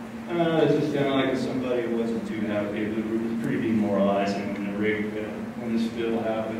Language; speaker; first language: English; native; English